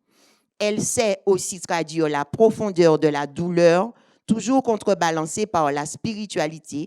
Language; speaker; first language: French; native; French